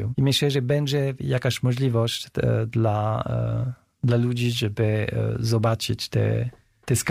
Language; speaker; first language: Polish; non-native, fluent; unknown